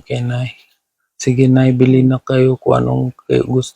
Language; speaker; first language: Filipino; non-native, learner; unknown